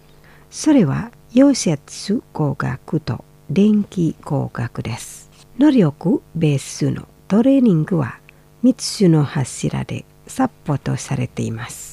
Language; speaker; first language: Japanese; non-native, fluent; Indonesian